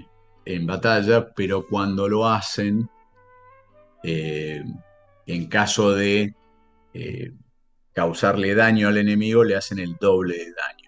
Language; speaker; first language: Spanish; native; Spanish